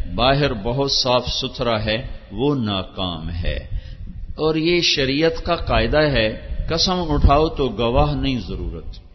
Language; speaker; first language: Urdu; non-native, local second language; Punjabi